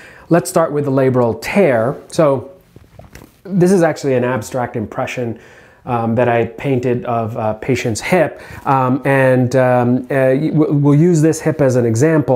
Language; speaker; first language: English; native; English